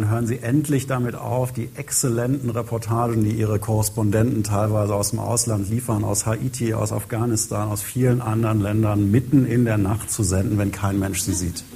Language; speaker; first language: German; native; German